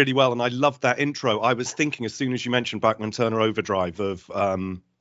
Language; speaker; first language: English; native; English